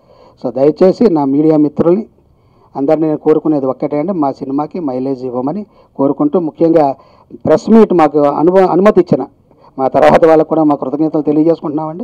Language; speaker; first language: Telugu; native; Telugu